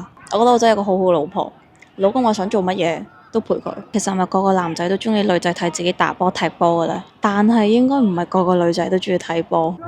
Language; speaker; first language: Cantonese; native; Cantonese